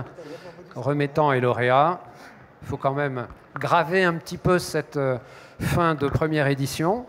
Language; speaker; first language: French; native; French